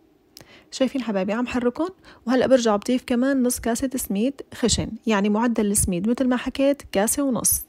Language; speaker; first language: Arabic; native; Arabic